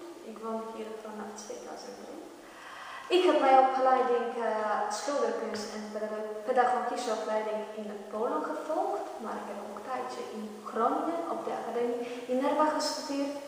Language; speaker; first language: Dutch; non-native, fluent; Polish